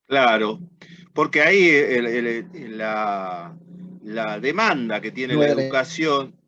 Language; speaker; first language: Spanish; native; Spanish